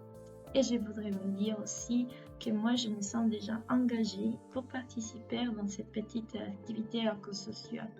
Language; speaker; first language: French; non-native, fluent; Spanish